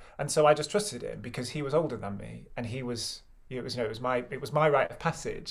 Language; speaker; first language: English; native; English